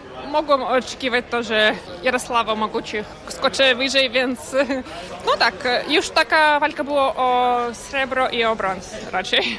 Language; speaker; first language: Polish; non-native, fluent; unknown